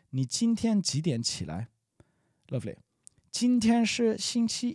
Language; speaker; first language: Chinese; non-native, learner; English